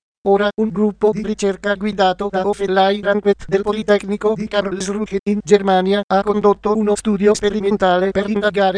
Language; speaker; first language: Italian; native; Italian